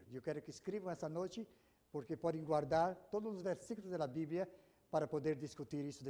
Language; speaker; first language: Spanish; non-native, fluent; Portuguese